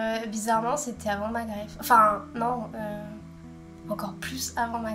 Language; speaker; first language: French; native; French